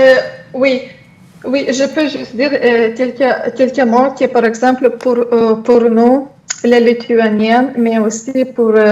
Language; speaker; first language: French; non-native, fluent; Lithuanian